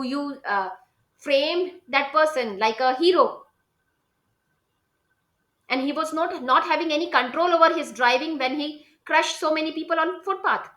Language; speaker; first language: English; non-native, local second language; Hindi